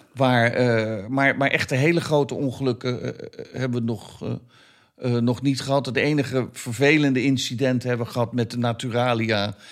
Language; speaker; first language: Dutch; native; Dutch